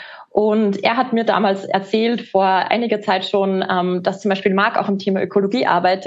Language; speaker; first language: German; native; German